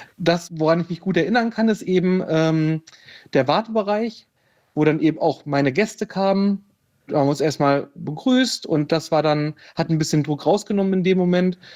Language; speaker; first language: German; native; German